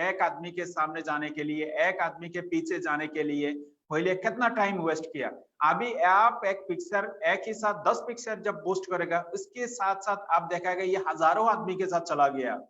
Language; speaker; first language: Hindi; non-native, fluent; Bangla